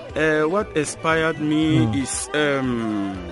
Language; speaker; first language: English; non-native, local second language; French